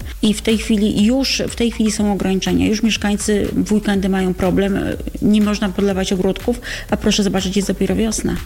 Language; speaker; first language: Polish; native; Polish